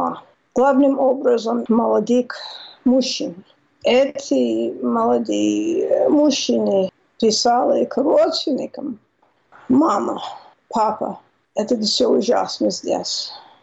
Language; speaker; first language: Russian; non-native, fluent; English